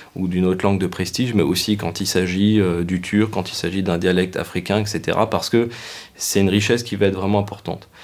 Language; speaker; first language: French; native; French